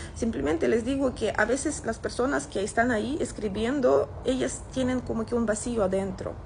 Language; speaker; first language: Spanish; non-native, fluent; Russian